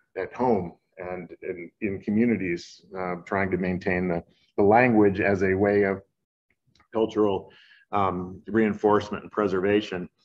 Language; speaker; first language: English; native; English